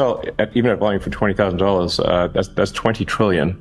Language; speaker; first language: English; native; English